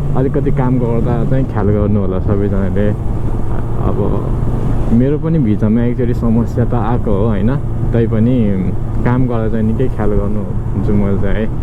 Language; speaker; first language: Nepali; native; Nepali